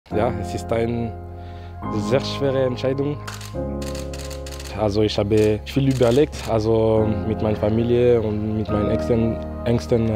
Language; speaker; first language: German; non-native, learner; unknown